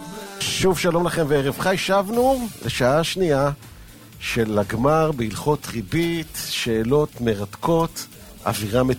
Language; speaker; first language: Hebrew; native; Hebrew